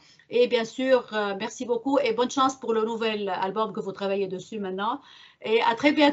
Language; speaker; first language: French; non-native, local second language; Arabic